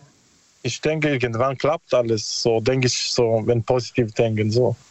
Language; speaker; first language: German; non-native, learner; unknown